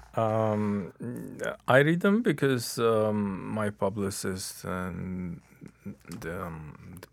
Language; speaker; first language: English; non-native, fluent; Arabic